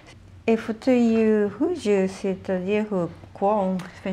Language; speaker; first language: French; non-native, learner; Japanese